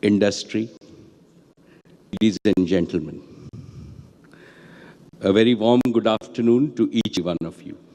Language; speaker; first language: English; non-native, local second language; Gujarati